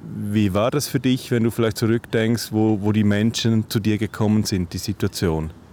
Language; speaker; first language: German; native; German